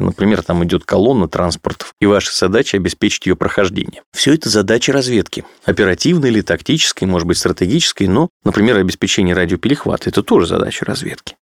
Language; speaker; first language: Russian; native; Russian